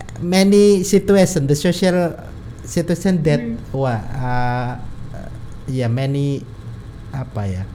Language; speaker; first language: English; non-native, learner; Indonesian